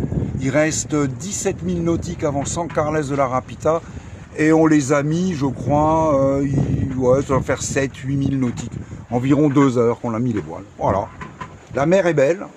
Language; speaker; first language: French; native; French